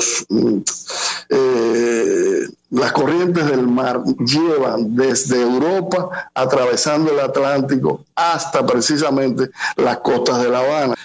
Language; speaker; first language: Spanish; native; Spanish